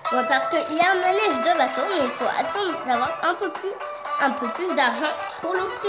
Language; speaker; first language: French; native; French